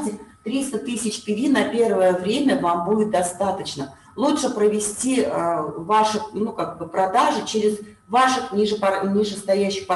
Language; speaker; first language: Russian; native; Russian